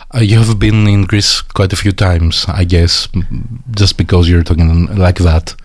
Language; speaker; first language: English; non-native, fluent; Greek